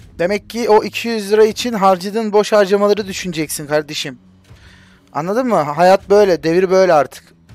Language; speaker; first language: Turkish; native; Turkish